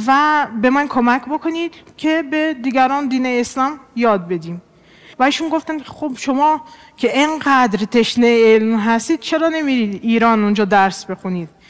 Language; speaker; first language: Persian; non-native, fluent; Portuguese